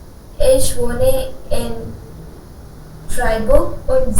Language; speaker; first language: German; non-native, learner; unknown